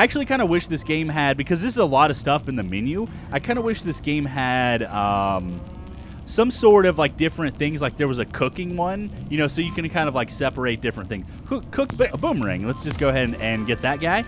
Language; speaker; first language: English; native; English